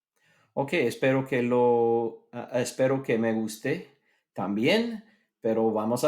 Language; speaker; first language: Spanish; non-native, fluent; English